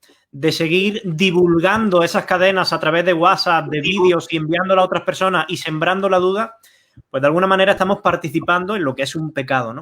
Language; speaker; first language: Spanish; native; Spanish